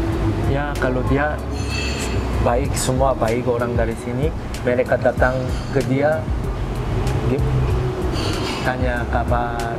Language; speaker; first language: Indonesian; non-native, fluent; Korean